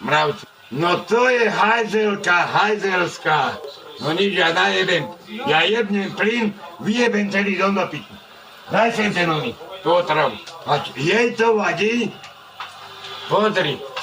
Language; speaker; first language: Slovak; native; Slovak